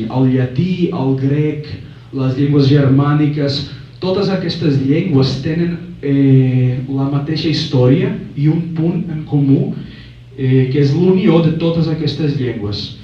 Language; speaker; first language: Catalan; non-native, fluent; Portuguese